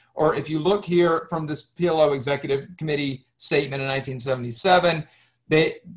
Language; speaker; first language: English; native; English